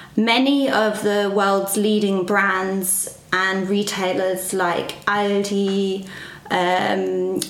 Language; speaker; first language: English; native; English